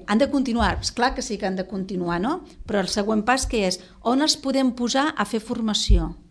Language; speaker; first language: Catalan; non-native, local second language; Spanish